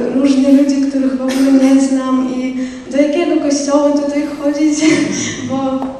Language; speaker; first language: Polish; non-native, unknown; Russian